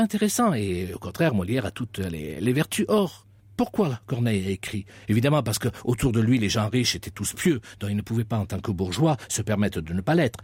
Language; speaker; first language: French; native; French